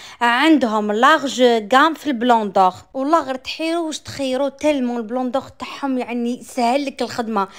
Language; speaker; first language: Arabic; native; Arabic